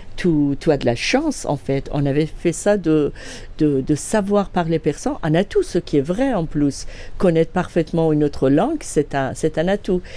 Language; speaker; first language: French; non-native, fluent; Persian